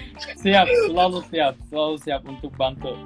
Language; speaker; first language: Indonesian; non-native, fluent; Turkish